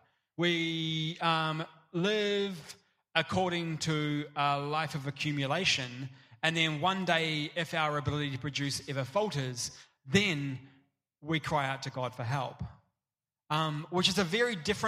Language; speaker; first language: English; native; English